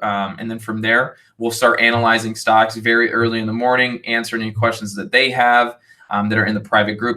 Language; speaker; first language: English; native; English